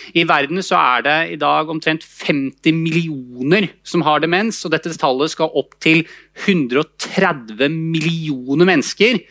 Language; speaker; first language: Norwegian; native; Norwegian